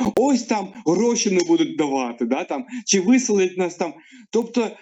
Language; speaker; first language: Ukrainian; non-native, local second language; Russian